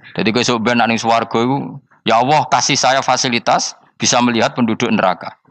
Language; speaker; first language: Malay; non-native, local second language; Javanese